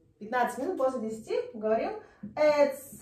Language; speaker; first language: Russian; native; Russian